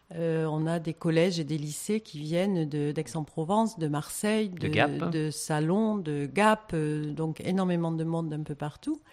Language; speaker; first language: French; native; French